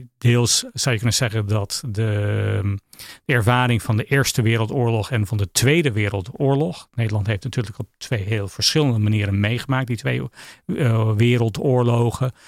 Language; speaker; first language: Dutch; non-native, fluent; English